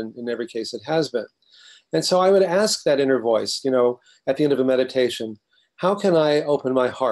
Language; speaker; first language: English; native; English